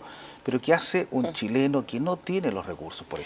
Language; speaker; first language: Spanish; native; Spanish